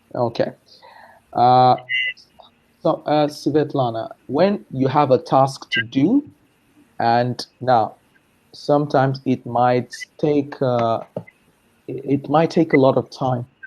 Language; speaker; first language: English; non-native, fluent; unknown